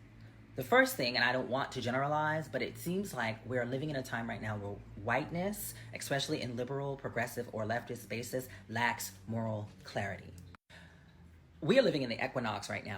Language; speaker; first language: English; native; English